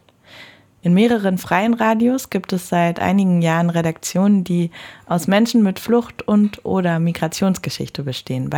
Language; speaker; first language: German; native; German